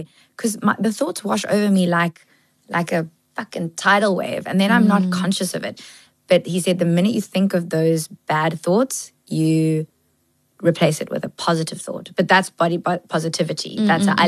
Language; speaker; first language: English; native; English